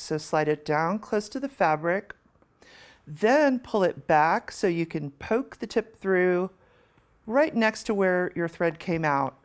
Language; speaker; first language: English; native; English